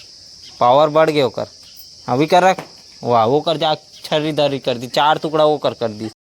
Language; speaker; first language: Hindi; non-native, local second language; Chhattisgarhi